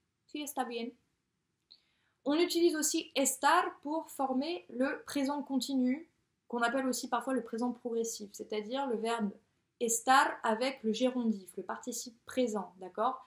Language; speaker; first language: French; native; French